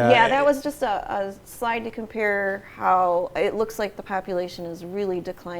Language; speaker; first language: English; native; English